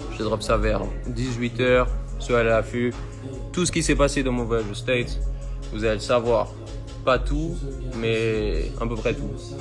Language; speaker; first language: French; native; French